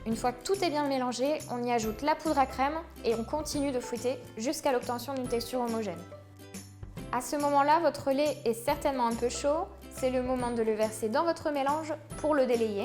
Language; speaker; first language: French; native; French